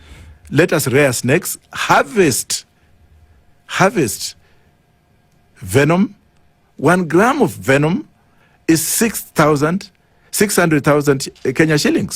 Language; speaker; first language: English; non-native, local second language; Luyia